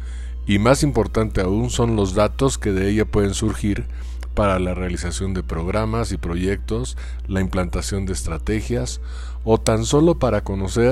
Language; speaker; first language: Spanish; native; Spanish